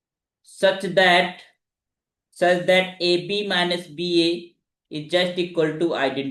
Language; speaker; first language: English; non-native, local second language; Hindi